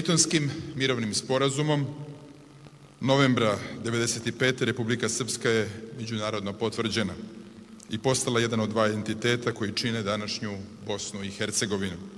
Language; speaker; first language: Serbian; native; Serbian